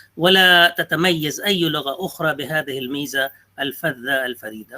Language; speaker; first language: Arabic; non-native, fluent; Urdu